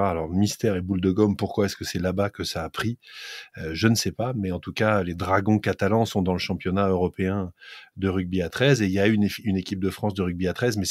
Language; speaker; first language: French; native; French